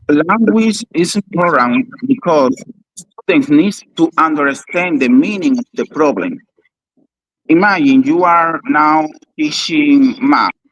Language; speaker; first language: English; non-native, learner; Spanish